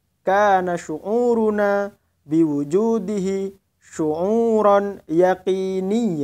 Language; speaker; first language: Arabic; non-native, fluent; Indonesian